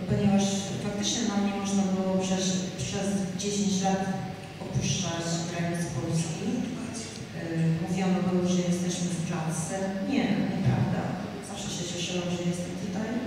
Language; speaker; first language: Polish; non-native, fluent; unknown